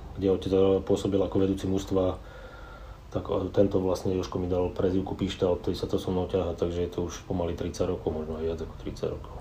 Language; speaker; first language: Slovak; native; Slovak